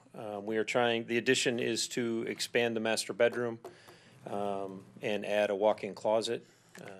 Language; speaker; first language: English; native; English